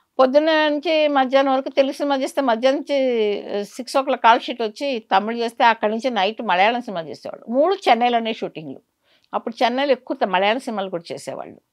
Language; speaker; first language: Telugu; native; Telugu